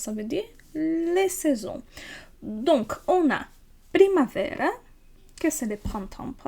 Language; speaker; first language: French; non-native, fluent; Portuguese